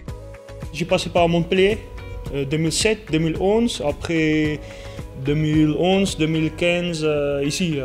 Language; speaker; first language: French; non-native, learner; Afrikaans